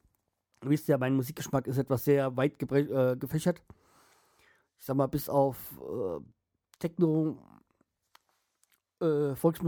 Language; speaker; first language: German; native; German